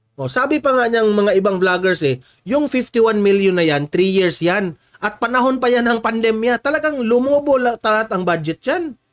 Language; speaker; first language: Filipino; non-native, local second language; Cebuano